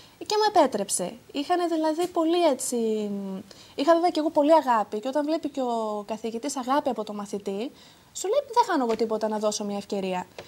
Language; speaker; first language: Greek; early bilingual, heritage; Greek